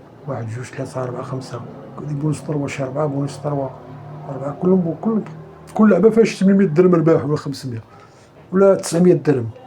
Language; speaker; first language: Arabic; native; Arabic